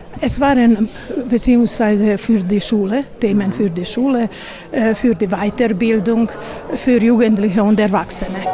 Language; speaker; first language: German; non-native, fluent; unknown